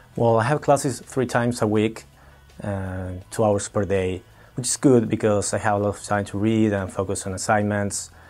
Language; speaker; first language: English; non-native, fluent; Spanish